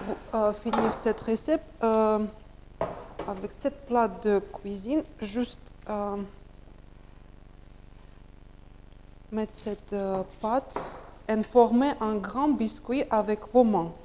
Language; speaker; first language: French; non-native, learner; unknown